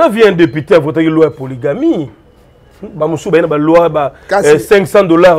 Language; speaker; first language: French; non-native, local second language; Lingala